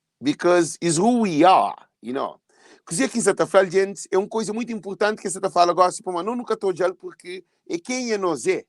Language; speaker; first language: Portuguese; non-native, local second language; Kabuverdianu